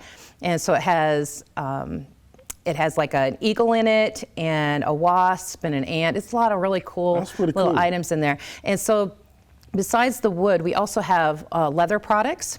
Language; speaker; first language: English; native; English